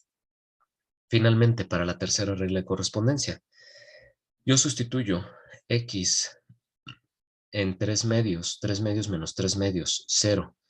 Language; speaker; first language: Spanish; native; Spanish